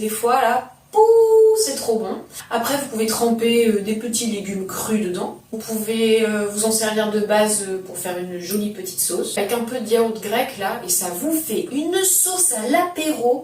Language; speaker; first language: French; native; French